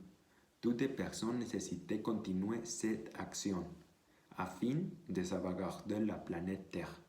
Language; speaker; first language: French; non-native, learner; Spanish